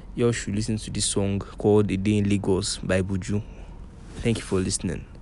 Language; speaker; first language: English; non-native, local second language; Yoruba